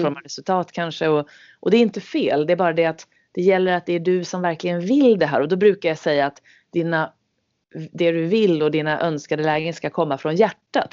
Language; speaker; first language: Swedish; native; Swedish